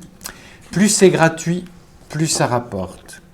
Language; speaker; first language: French; native; French